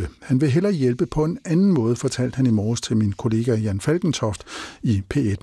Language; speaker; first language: Danish; native; Danish